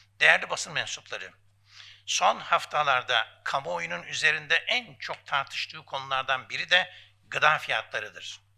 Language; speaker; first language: Turkish; native; Turkish